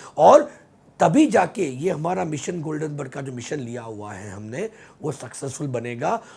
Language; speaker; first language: Hindi; non-native, local second language; Gujarati